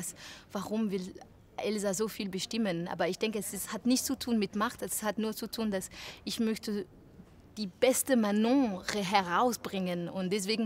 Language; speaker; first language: German; non-native, fluent; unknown